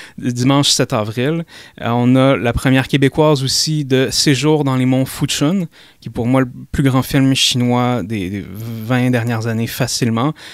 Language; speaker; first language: French; native; French